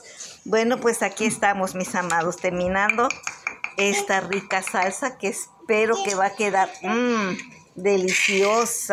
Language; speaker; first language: Spanish; native; Spanish